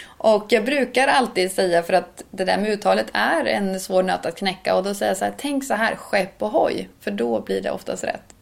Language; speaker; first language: Swedish; native; Swedish